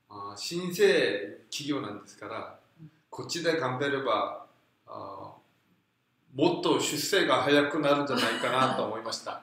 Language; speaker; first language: Japanese; non-native, fluent; Korean